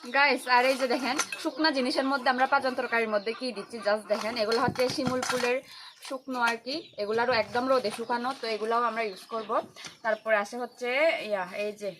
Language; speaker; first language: Bangla; non-native, local second language; Chakma